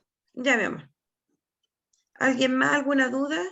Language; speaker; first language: Spanish; native; Spanish